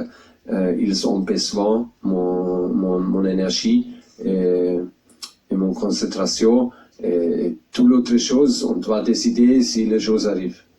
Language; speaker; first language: French; non-native, fluent; German